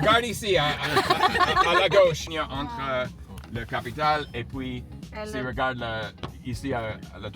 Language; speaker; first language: French; non-native, learner; English